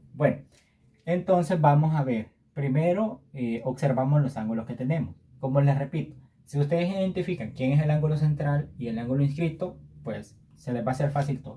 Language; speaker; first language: Spanish; native; Spanish